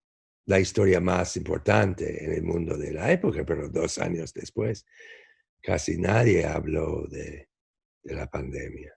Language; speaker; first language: Spanish; non-native, fluent; English